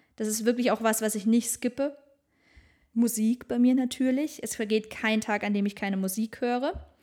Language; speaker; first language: German; native; German